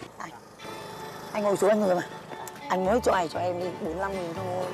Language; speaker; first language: Vietnamese; native; Vietnamese